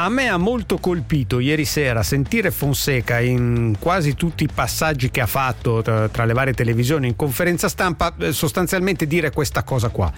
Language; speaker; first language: Italian; native; Italian